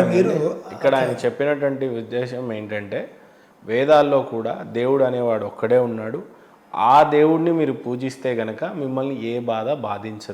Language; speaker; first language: Telugu; native; Telugu